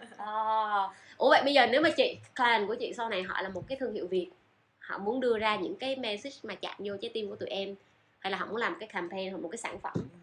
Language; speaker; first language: Vietnamese; native; Vietnamese